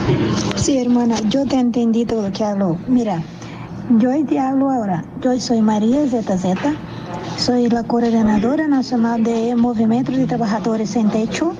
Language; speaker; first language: Spanish; non-native, learner; Portuguese